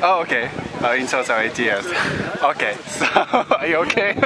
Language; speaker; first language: English; non-native, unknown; Japanese